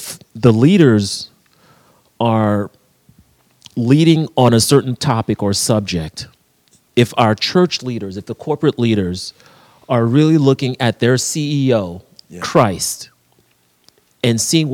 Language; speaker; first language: English; native; English